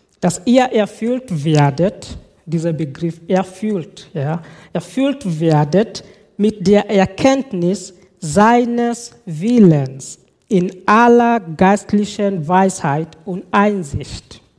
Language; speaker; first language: German; non-native, fluent; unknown